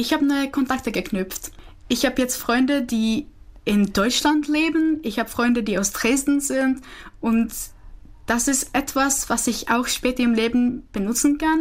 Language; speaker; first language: German; non-native, fluent; Czech